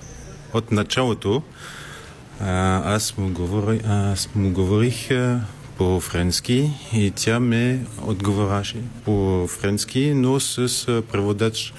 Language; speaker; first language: Bulgarian; non-native, learner; French